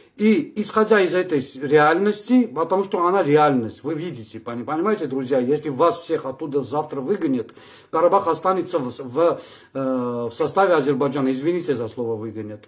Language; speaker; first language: Russian; non-native, local second language; Armenian